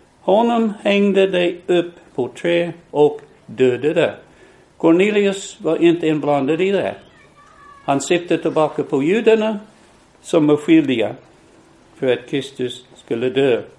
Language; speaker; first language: Swedish; non-native, fluent; English